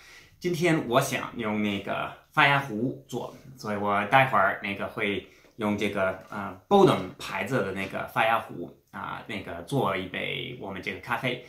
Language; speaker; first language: Chinese; non-native, fluent; English